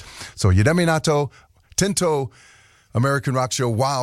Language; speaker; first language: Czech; non-native, learner; English